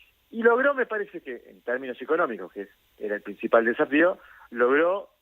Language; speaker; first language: Spanish; native; Spanish